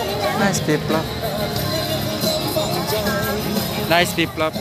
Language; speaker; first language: English; non-native, learner; Indonesian